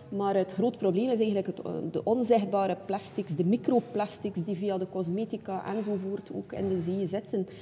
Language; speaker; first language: Dutch; native; Dutch